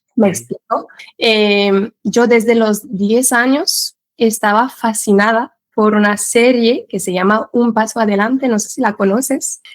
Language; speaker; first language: Spanish; non-native, fluent; French